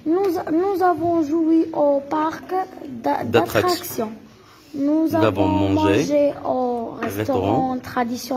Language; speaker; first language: French; non-native, learner; Arabic